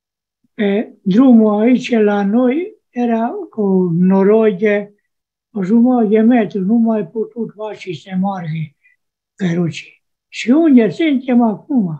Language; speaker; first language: Romanian; non-native, local second language; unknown